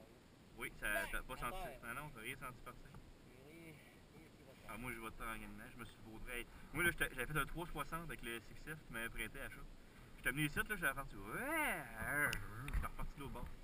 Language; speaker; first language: French; native; French